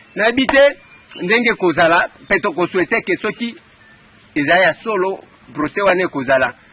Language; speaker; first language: Lingala; native; Lingala